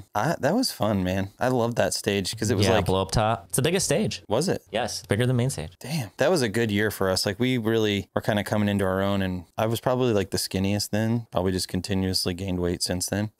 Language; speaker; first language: English; native; English